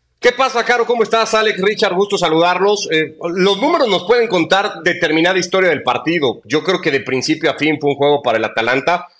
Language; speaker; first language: Spanish; native; Spanish